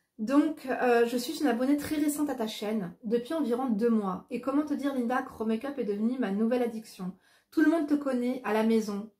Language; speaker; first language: French; native; French